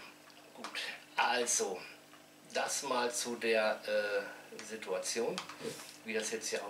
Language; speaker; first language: German; native; German